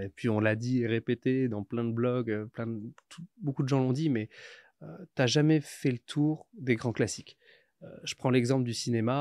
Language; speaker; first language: French; native; French